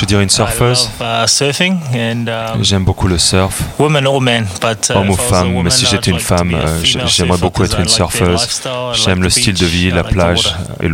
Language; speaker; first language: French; non-native, learner; English